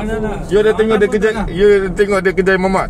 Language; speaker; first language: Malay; non-native, local second language; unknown